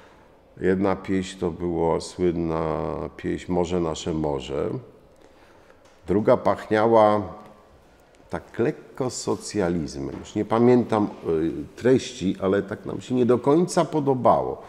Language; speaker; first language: Polish; native; Polish